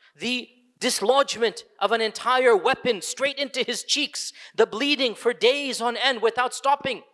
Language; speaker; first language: English; early bilingual, other home language; Urdu